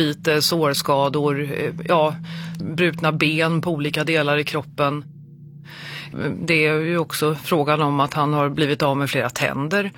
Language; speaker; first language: Swedish; native; Swedish